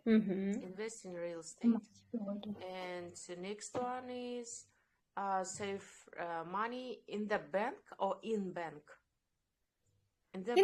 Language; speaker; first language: English; non-native, learner; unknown